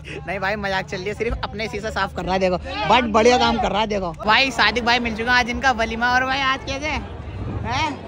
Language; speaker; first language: Hindi; native; Hindi